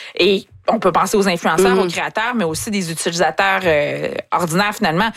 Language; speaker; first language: French; native; French